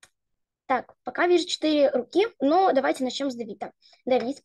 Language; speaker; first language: Russian; native; Russian